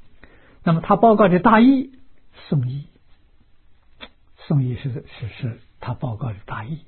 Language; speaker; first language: Chinese; native; Chinese